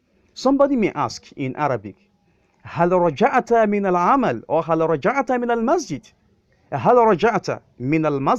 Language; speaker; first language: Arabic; non-native, fluent; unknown